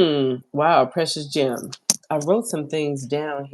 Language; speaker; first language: English; native; English